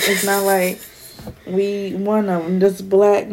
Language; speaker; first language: English; native; English